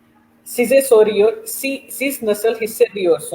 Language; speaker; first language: Turkish; non-native, learner; Urdu